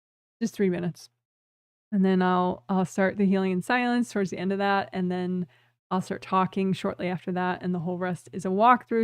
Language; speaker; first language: English; native; English